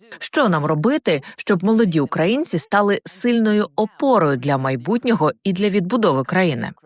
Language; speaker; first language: Ukrainian; native; Ukrainian